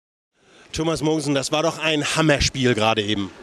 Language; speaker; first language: German; native; German